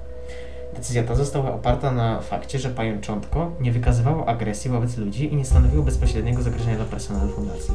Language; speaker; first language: Polish; native; Polish